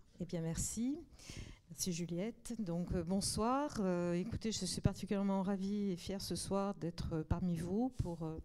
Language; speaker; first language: French; native; French